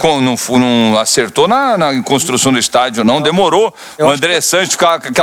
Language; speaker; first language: Portuguese; native; Portuguese